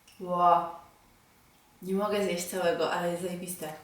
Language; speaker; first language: Polish; native; Polish